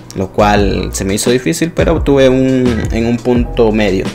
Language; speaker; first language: Spanish; native; Spanish